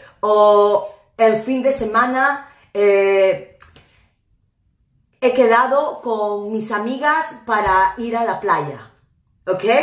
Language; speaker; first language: Spanish; non-native, fluent; English